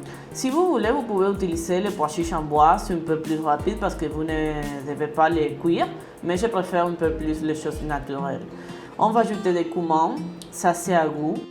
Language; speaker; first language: French; non-native, learner; Spanish